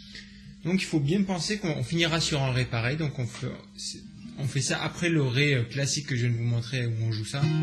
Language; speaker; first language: French; native; French